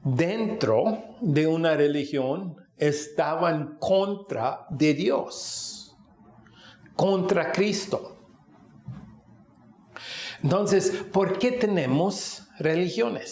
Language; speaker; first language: Spanish; non-native, fluent; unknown